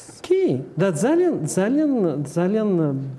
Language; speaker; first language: Georgian; non-native, learner; French